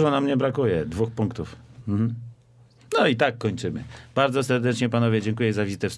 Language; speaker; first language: Polish; native; Polish